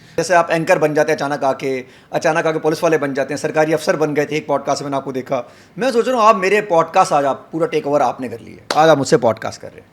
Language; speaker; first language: Urdu; native; Urdu